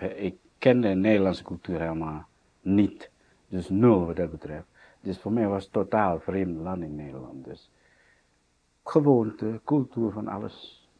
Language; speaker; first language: Dutch; non-native, fluent; Indonesian